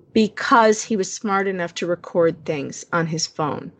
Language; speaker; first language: English; native; English